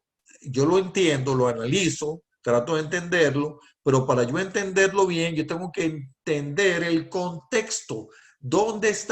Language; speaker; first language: Spanish; native; Spanish